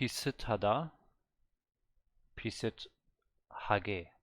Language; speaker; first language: Korean; non-native, learner; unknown